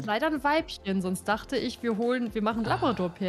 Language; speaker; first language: German; native; German